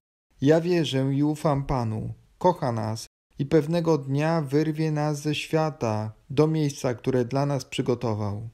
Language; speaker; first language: Polish; native; Polish